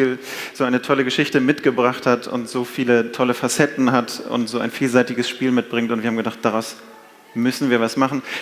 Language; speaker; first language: German; native; German